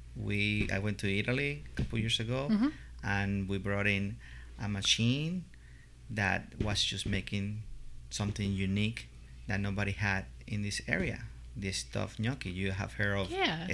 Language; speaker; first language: English; non-native, fluent; Spanish